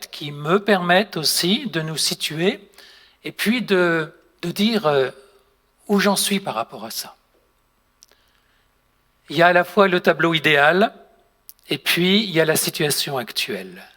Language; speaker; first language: French; native; French